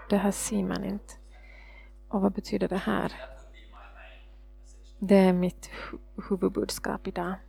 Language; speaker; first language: Swedish; non-native, fluent; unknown